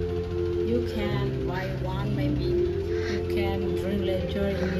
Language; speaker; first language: English; non-native, learner; Indonesian